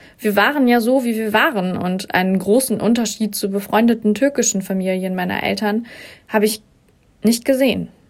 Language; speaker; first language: German; native; German